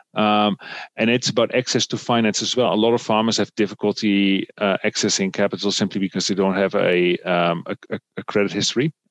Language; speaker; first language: English; non-native, fluent; Dutch